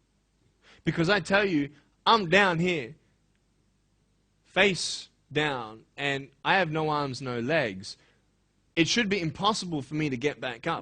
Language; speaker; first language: English; native; English